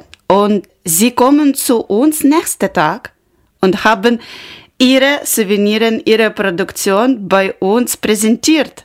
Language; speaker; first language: German; non-native, learner; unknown